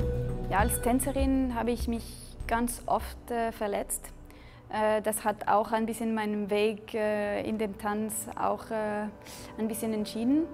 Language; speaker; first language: German; non-native, local second language; French